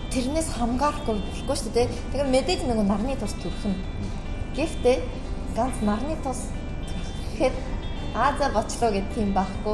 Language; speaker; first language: Mongolian; non-native, learner; Japanese